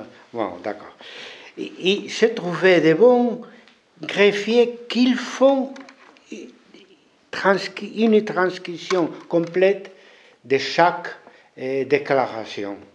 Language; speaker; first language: French; non-native, fluent; Spanish